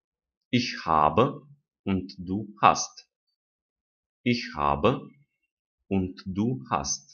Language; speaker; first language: German; non-native, fluent; Romanian